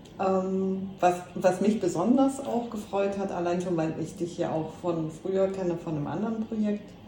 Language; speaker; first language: German; native; German